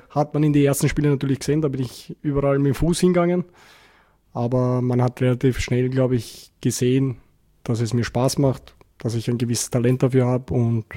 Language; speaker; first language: German; native; German